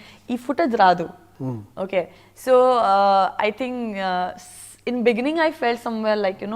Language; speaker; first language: Telugu; non-native, learner; Gujarati